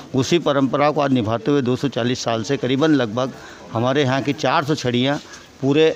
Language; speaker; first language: Hindi; native; Hindi